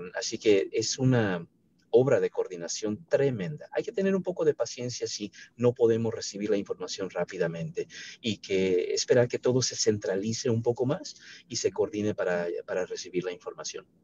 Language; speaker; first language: Spanish; native; Spanish